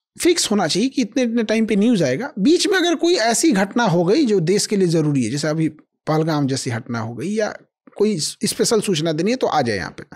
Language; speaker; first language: Hindi; native; Hindi